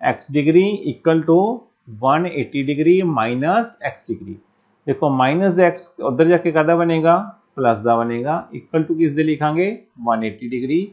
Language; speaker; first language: Hindi; non-native, local second language; Punjabi